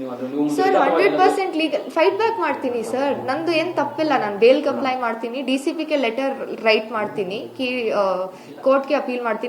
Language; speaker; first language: Kannada; non-native, local second language; Kodava